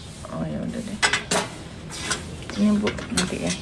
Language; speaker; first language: Indonesian; native; Indonesian